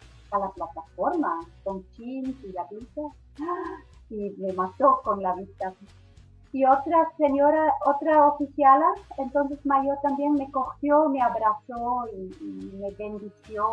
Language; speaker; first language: Spanish; non-native, fluent; Swiss German